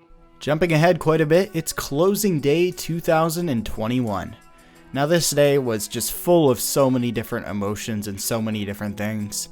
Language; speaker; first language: English; native; English